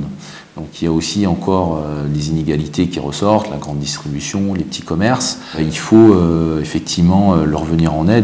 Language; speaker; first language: French; native; French